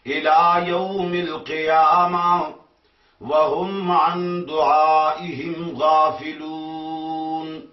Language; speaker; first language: Urdu; non-native, local second language; Pashto